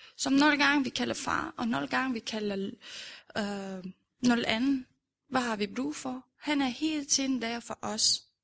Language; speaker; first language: Danish; non-native, fluent; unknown